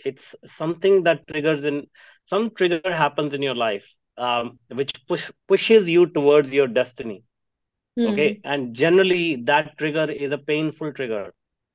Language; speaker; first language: English; non-native, local second language; Punjabi